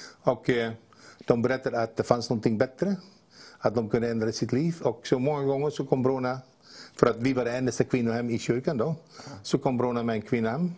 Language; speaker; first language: Swedish; non-native, fluent; Dutch